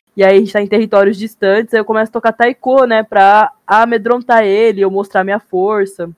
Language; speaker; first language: Portuguese; early bilingual, heritage; Japanese